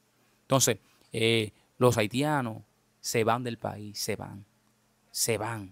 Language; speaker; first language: Spanish; native; Spanish